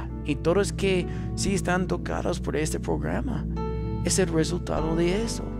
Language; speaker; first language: Spanish; non-native, fluent; English